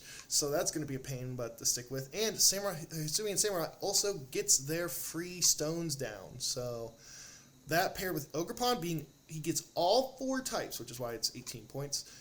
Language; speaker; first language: English; native; English